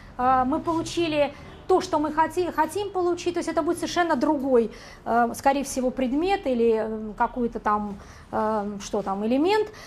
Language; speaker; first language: Russian; native; Russian